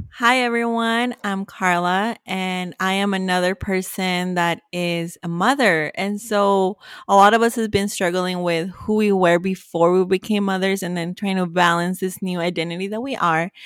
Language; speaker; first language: English; early bilingual, other home language; Spanish